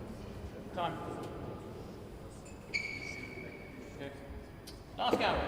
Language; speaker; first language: English; native; English